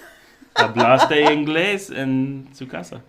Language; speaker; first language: Spanish; non-native, learner; English